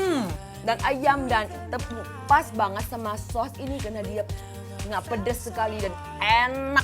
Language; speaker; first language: Indonesian; non-native, fluent; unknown